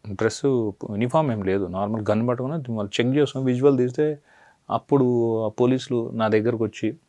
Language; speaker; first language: Telugu; native; Telugu